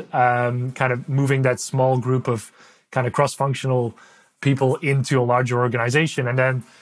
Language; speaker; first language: English; non-native, fluent; Dutch